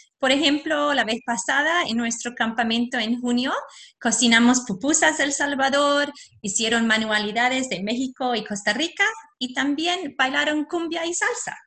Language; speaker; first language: Spanish; non-native, fluent; English